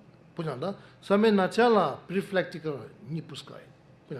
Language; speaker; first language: Russian; non-native, learner; Tibetan